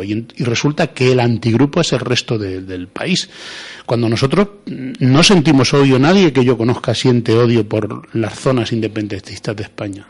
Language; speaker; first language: Spanish; native; Spanish